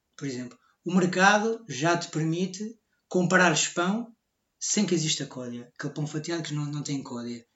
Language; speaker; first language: Portuguese; native; Portuguese